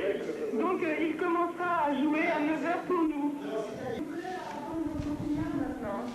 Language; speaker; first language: French; non-native, fluent; Russian